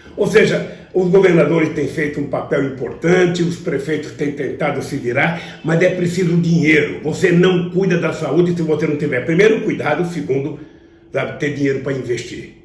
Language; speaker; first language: Portuguese; native; Portuguese